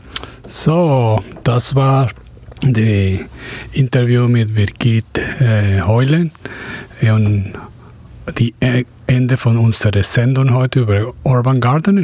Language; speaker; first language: German; non-native, fluent; Spanish